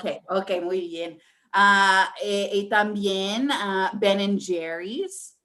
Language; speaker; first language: Spanish; early bilingual, heritage; English